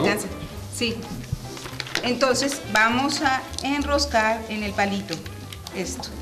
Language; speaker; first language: Spanish; native; Spanish